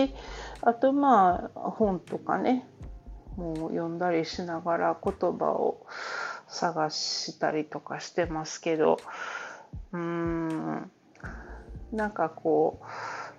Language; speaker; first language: Japanese; native; Japanese